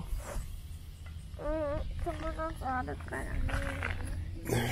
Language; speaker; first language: Japanese; native; Japanese